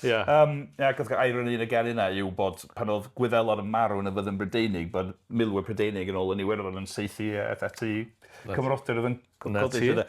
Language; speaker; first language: Welsh; native; Welsh